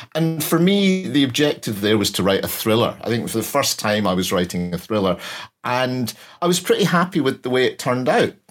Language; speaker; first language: English; native; English